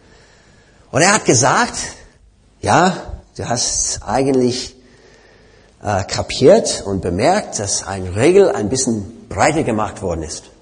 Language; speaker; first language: German; non-native, fluent; English